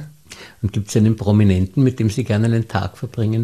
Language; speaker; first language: German; native; German